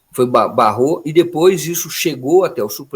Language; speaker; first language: Portuguese; native; Portuguese